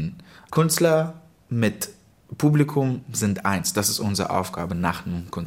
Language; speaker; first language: German; non-native, learner; Hebrew